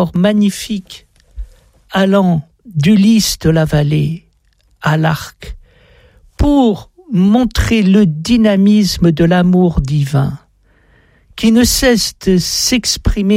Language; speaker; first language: French; native; French